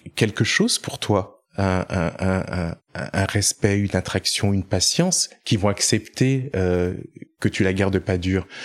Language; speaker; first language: French; native; French